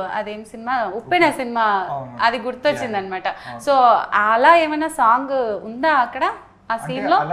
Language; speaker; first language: Telugu; native; Telugu